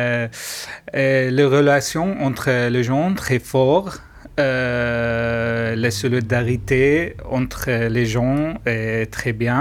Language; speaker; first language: French; non-native, learner; Arabic